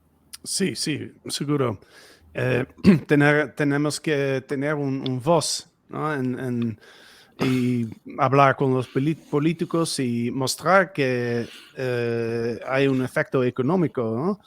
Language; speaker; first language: Spanish; non-native, fluent; Dutch